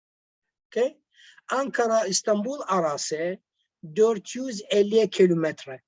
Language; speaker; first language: Turkish; non-native, fluent; Arabic